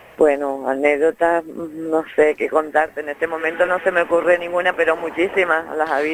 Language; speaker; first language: Spanish; native; Spanish